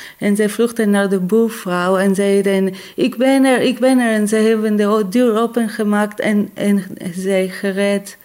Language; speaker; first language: Dutch; non-native, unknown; Hebrew